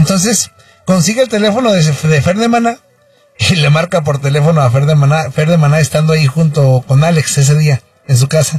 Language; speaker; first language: Spanish; native; Spanish